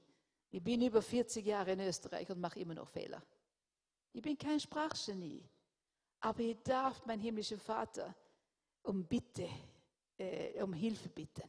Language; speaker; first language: German; non-native, fluent; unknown